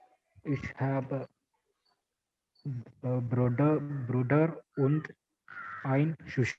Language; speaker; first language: German; non-native, learner; Malayalam